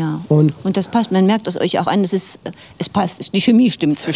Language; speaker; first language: German; native; German